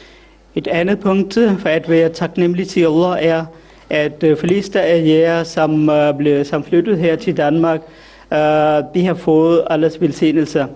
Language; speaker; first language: Danish; non-native, fluent; Urdu